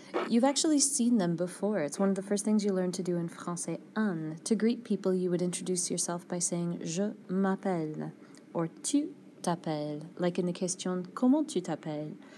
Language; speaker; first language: English; native; English